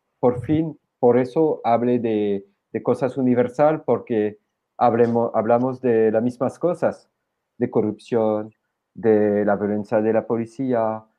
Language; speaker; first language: Spanish; non-native, fluent; French